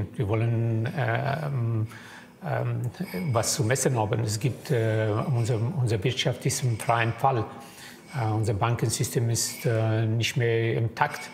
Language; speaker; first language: German; non-native, fluent; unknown